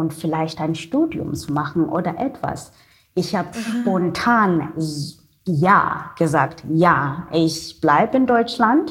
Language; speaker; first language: German; non-native, learner; Xhosa